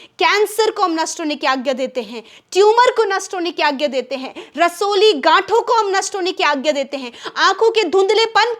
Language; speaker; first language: Hindi; native; Hindi